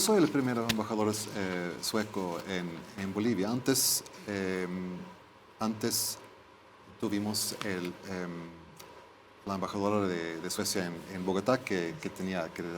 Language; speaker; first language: Spanish; non-native, fluent; Swedish